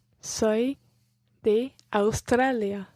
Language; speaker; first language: Spanish; non-native, learner; English